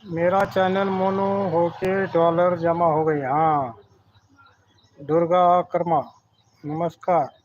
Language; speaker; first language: Hindi; non-native, local second language; Marathi